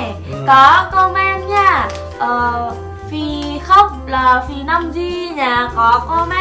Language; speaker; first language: Vietnamese; non-native, learner; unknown